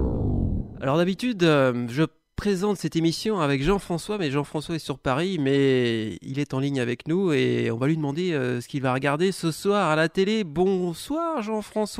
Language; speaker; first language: French; native; French